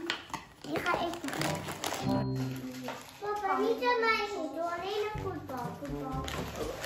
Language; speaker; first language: Dutch; early bilingual, other home language; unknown